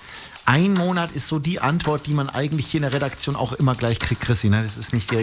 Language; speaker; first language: German; native; German